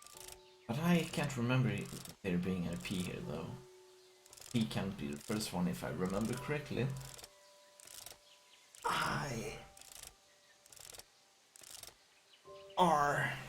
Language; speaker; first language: English; non-native, fluent; Chinese